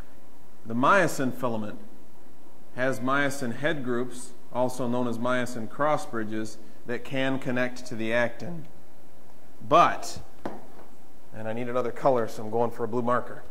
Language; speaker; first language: English; native; English